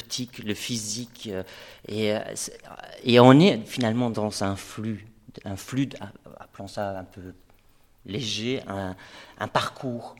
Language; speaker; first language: French; non-native, fluent; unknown